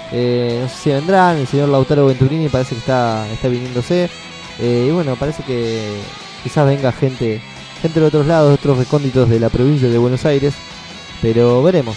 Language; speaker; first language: Spanish; native; Spanish